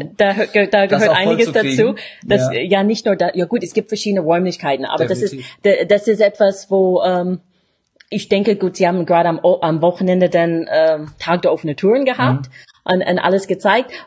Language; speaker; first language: German; non-native, fluent; English